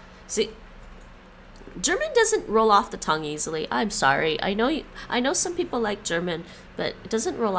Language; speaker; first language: English; native; English